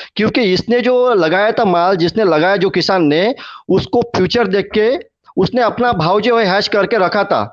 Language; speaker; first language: Hindi; non-native, local second language; Marathi